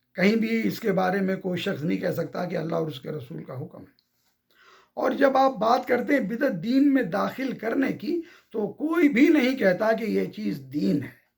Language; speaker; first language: Urdu; native; Urdu